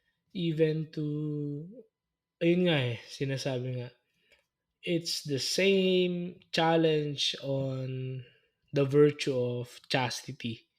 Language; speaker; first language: Filipino; native; Filipino